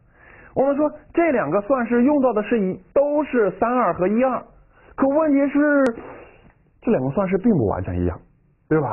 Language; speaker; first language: Chinese; native; Chinese